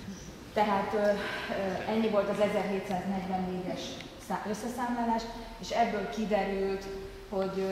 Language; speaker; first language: Hungarian; native; Hungarian